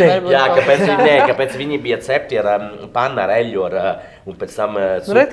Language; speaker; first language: Latvian; non-native, learner; Italian